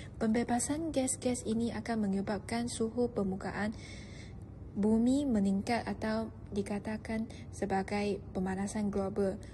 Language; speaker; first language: Malay; non-native, local second language; Chinese